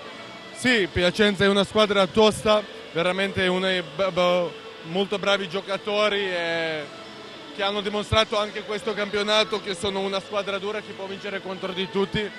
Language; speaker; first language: Italian; non-native, fluent; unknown